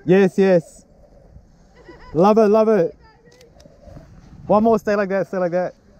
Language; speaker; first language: English; native; English